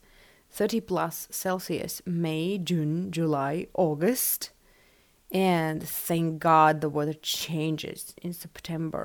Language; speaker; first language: English; non-native, fluent; Russian